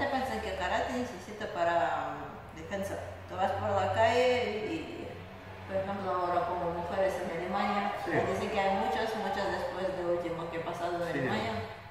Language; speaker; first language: Spanish; non-native, learner; Russian